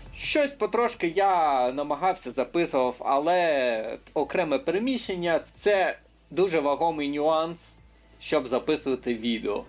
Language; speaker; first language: Ukrainian; native; Ukrainian